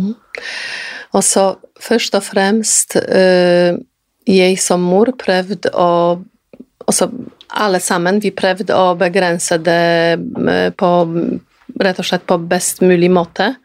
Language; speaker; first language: Norwegian; non-native, fluent; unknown